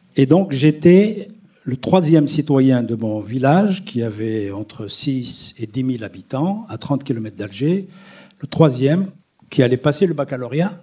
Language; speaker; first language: French; non-native, local second language; Arabic